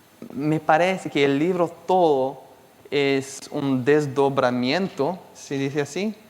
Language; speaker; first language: Spanish; non-native, fluent; Portuguese